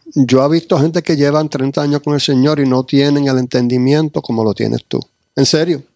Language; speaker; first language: Spanish; early bilingual, heritage; Spanish